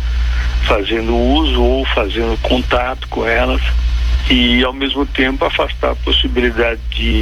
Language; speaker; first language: Portuguese; native; Portuguese